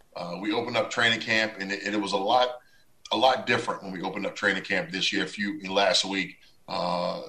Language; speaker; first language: English; native; English